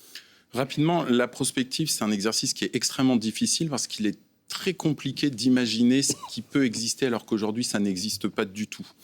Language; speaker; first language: French; native; French